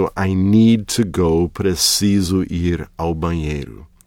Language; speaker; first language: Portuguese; non-native, fluent; English